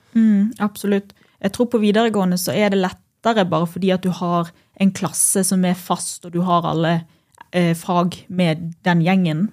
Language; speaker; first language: Norwegian; native; Norwegian